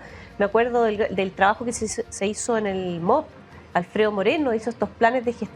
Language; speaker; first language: Spanish; native; Spanish